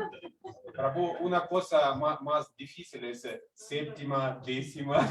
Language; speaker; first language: Spanish; non-native, learner; Russian